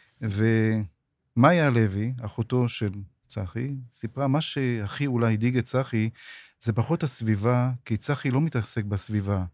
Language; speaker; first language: Hebrew; native; Hebrew